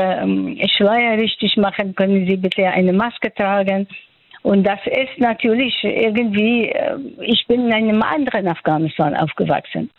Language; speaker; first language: German; non-native, fluent; Persian